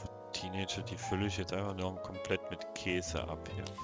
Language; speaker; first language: German; native; German